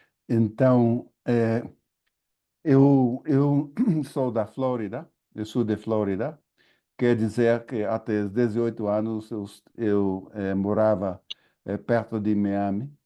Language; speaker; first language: Portuguese; non-native, fluent; English